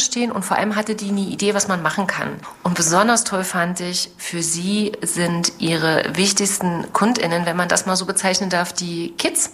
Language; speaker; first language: German; native; German